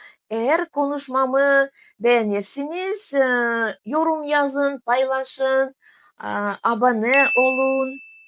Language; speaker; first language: Turkish; non-native, learner; Tatar